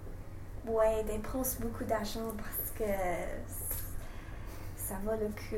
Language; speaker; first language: French; non-native, fluent; English